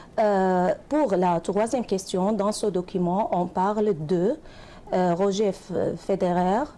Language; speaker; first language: French; non-native, fluent; Arabic